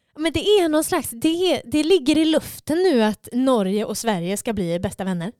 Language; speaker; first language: Swedish; native; Swedish